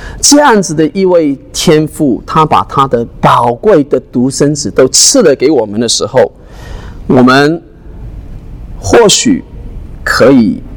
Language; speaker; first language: Chinese; non-native, local second language; Cantonese